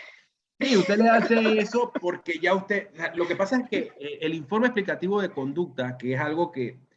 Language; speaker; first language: Spanish; native; Spanish